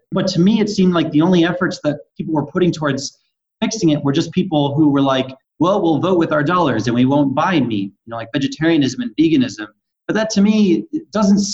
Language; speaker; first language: English; native; English